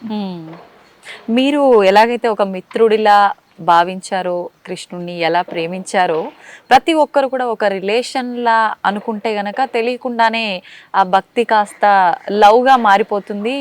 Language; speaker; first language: Telugu; native; Telugu